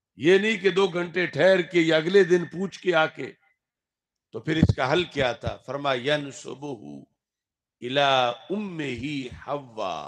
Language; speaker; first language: Urdu; non-native, local second language; Punjabi